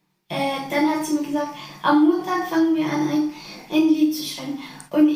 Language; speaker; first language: German; early bilingual, other home language; Arabic